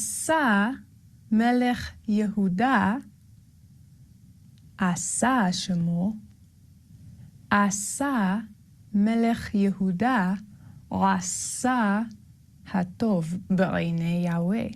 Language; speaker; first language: Hebrew; non-native, learner; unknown